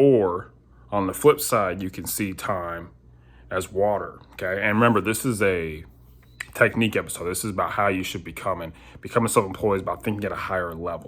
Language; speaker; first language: English; native; English